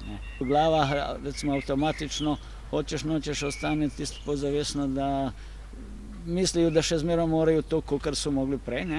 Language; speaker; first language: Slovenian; non-native, learner; Croatian